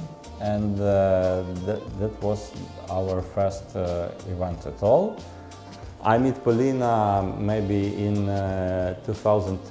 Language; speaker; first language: English; non-native, learner; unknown